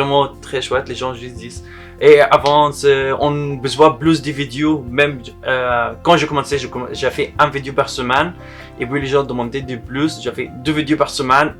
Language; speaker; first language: French; non-native, learner; Arabic